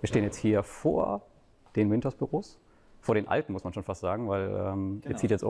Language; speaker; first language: German; native; German